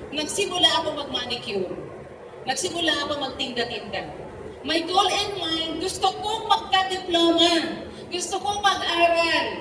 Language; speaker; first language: Filipino; non-native, local second language; Waray